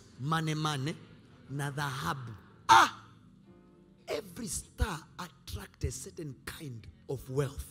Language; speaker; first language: English; non-native, local second language; Swahili